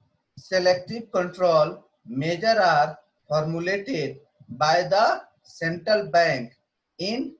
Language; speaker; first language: English; non-native, local second language; Hindi